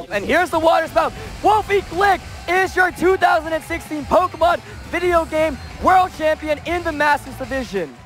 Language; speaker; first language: English; native; English